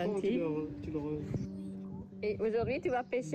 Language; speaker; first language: French; non-native, learner; German